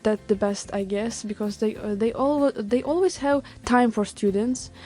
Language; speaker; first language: English; non-native, learner; Ukrainian